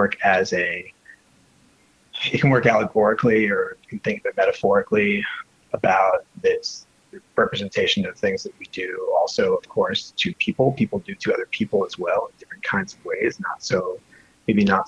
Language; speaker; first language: English; native; English